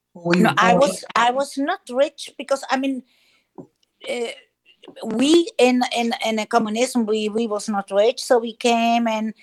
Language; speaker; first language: English; non-native, learner; German